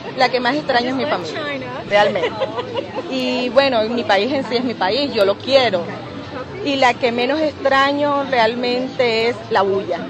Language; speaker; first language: Spanish; native; Spanish